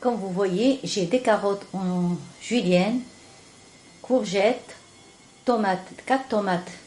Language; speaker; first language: French; non-native, local second language; Arabic